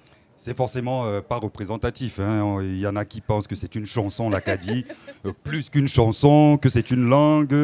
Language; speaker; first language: French; native; French